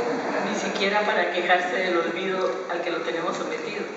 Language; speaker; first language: Spanish; native; Spanish